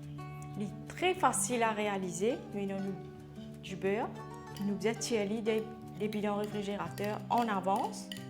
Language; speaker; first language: French; non-native, local second language; Morisyen